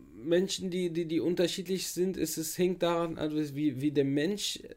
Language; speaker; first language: German; non-native, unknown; Arabic